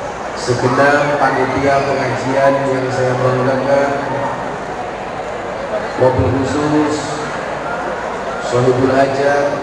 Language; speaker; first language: Indonesian; non-native, local second language; Javanese